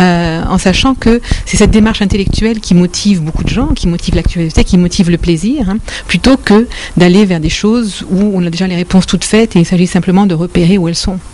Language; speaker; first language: French; native; French